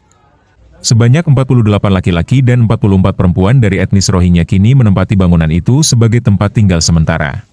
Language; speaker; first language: Indonesian; native; Indonesian